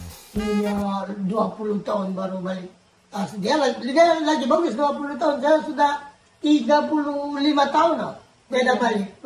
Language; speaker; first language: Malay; non-native, local second language; Filipino